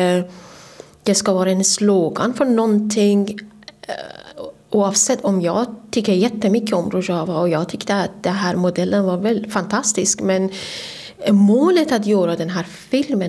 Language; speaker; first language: Swedish; non-native, fluent; Persian